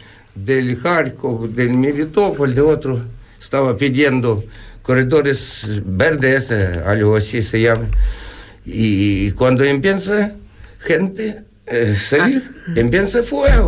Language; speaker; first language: Spanish; non-native, learner; Ukrainian